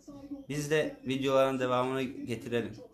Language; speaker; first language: Turkish; native; Turkish